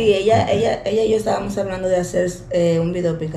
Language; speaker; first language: Spanish; native; Spanish